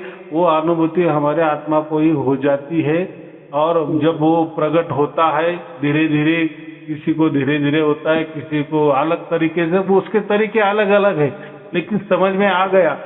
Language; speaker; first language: Hindi; native; Hindi